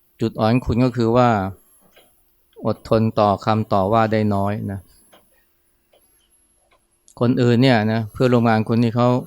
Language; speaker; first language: Thai; native; Thai